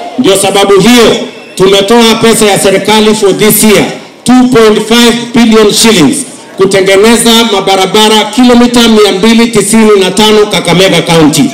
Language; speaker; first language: Swahili; non-native, local second language; Kalenjin